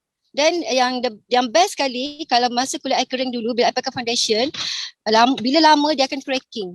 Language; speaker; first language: Malay; native; Malay